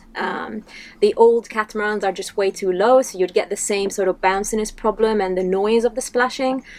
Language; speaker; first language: English; non-native, fluent; Italian